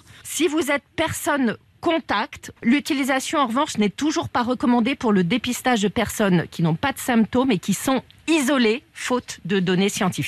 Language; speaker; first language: French; native; French